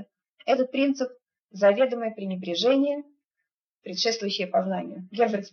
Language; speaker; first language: Russian; native; Russian